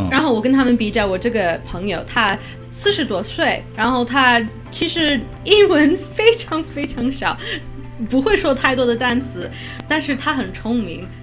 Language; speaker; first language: Chinese; non-native, fluent; English